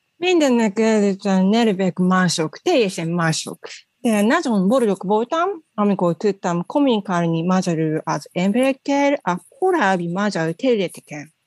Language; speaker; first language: Hungarian; non-native, learner; Japanese